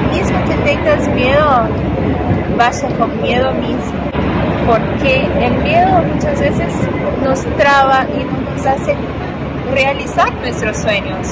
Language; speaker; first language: Spanish; non-native, fluent; Portuguese